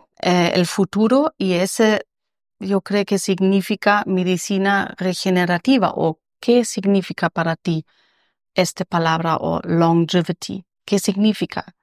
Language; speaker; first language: Spanish; non-native, learner; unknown